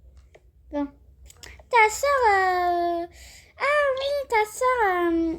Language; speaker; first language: French; native; French